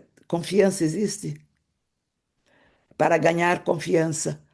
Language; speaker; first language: Spanish; non-native, fluent; Portuguese